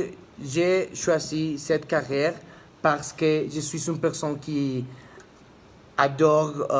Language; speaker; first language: French; non-native, learner; Spanish